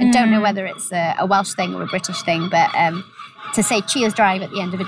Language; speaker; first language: English; native; English